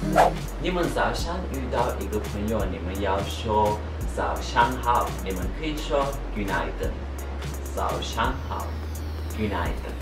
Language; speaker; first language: Chinese; non-native, learner; Turkish